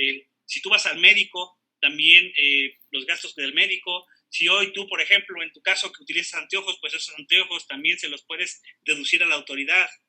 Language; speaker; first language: Spanish; native; Spanish